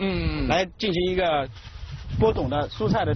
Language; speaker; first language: Chinese; native; Chinese